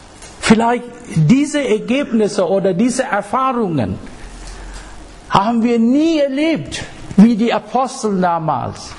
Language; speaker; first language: German; non-native, fluent; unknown